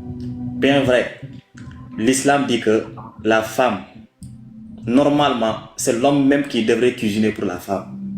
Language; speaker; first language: French; non-native, local second language; Wolof